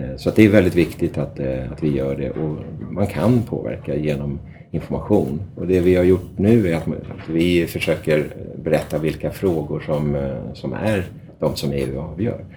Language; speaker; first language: Swedish; native; Swedish